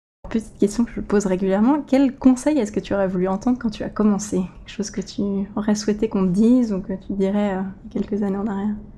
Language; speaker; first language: French; native; French